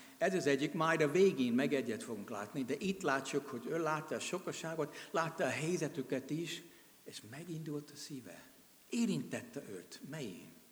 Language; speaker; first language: Hungarian; non-native, fluent; English